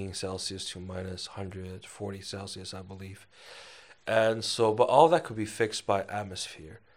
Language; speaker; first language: English; early bilingual, other home language; Chinese